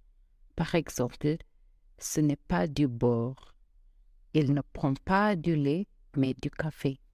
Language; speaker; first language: French; non-native, fluent; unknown